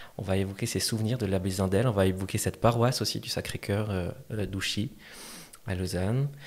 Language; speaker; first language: French; native; French